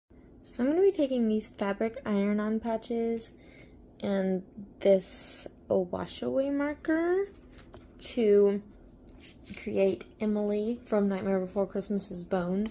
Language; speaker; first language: English; native; English